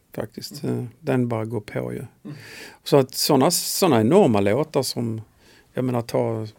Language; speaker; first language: Swedish; native; Swedish